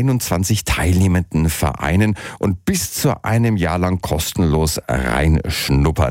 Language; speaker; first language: German; native; German